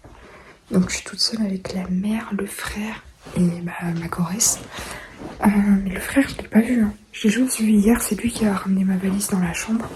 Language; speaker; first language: French; native; French